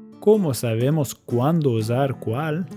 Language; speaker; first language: Spanish; non-native, fluent; English